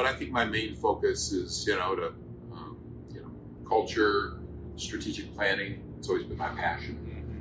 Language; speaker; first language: English; native; English